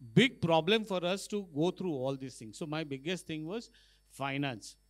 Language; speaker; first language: English; non-native, local second language; Marathi